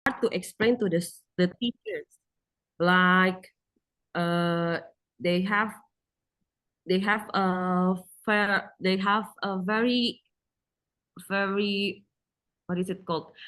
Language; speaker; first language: English; non-native, learner; Indonesian